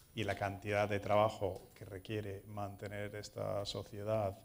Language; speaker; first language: Spanish; non-native, fluent; Portuguese